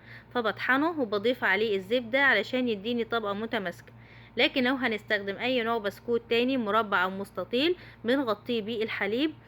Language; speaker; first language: Arabic; native; Arabic